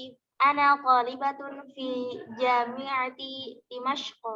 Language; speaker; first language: Arabic; non-native, learner; Indonesian